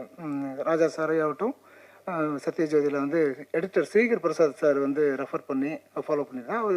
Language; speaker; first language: Tamil; native; Tamil